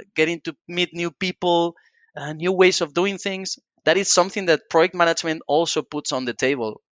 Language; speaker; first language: English; non-native, fluent; Spanish